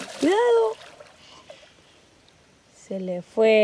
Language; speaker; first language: Spanish; native; Spanish